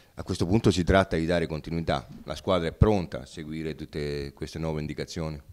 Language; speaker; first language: Italian; native; Italian